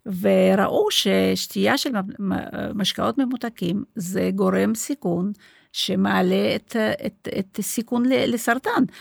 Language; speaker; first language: Hebrew; non-native, fluent; Russian